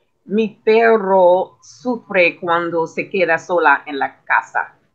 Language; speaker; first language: Spanish; non-native, learner; English